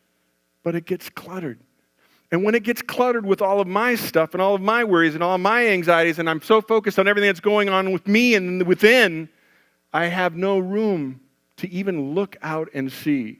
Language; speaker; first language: English; native; English